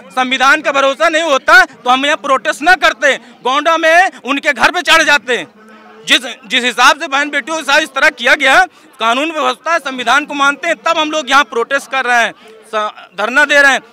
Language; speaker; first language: Hindi; native; Hindi